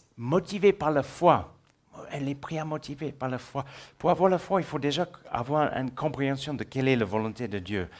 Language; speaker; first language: French; non-native, fluent; English